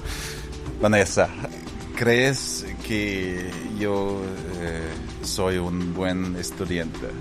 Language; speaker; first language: Spanish; non-native, learner; Danish